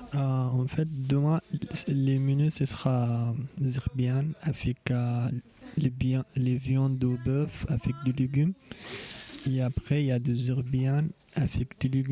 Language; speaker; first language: French; non-native, fluent; Arabic